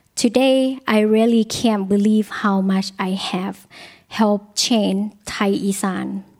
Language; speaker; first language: English; non-native, learner; Thai